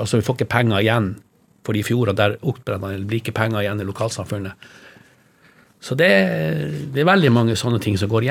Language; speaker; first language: Norwegian; native; Norwegian